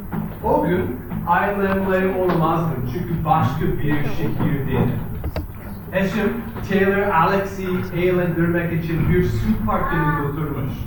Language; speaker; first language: Turkish; non-native, fluent; English